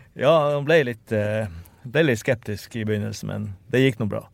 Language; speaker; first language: Norwegian; native; Norwegian